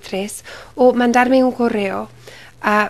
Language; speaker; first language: Spanish; early bilingual, heritage; Spanish